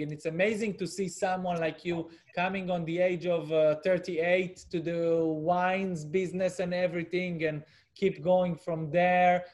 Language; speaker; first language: English; non-native, fluent; Hebrew